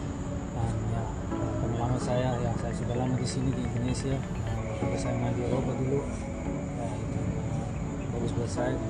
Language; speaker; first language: Indonesian; non-native, fluent; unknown